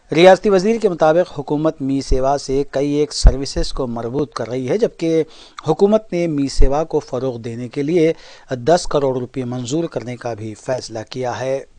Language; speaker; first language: Urdu; native; Urdu